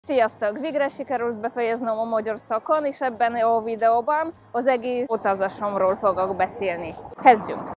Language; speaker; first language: Hungarian; non-native, fluent; Polish